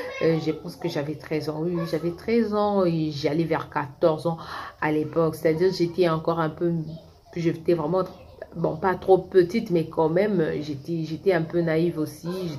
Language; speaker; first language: French; non-native, local second language; Lingala